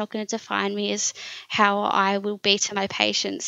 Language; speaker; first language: English; native; English